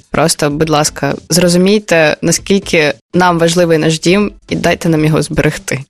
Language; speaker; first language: Ukrainian; native; Ukrainian